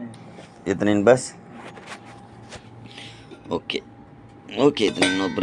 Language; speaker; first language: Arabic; non-native, learner; Tamil